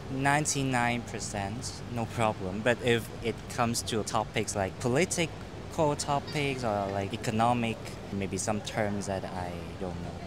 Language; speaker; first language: English; non-native, local second language; Cantonese